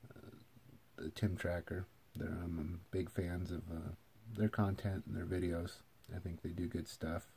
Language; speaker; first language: English; native; English